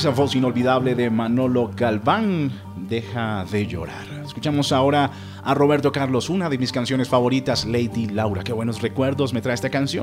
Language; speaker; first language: Spanish; native; Spanish